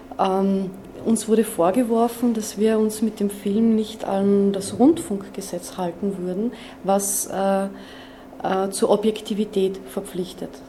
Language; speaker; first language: German; non-native, local second language; Slovenian